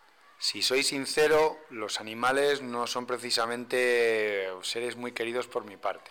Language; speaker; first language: Spanish; native; Spanish